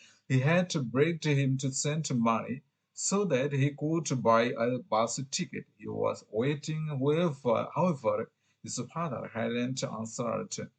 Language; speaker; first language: English; non-native, local second language; Bangla